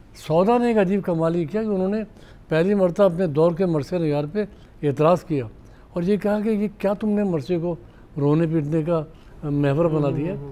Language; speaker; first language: Urdu; native; Urdu